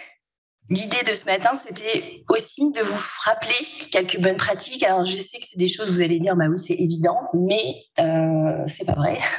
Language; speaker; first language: French; native; French